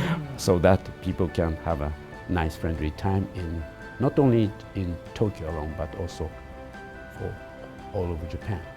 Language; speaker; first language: English; non-native, fluent; Japanese